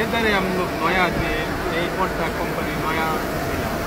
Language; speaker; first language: Hindi; non-native, learner; Bangla